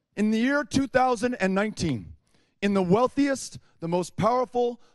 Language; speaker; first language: English; native; English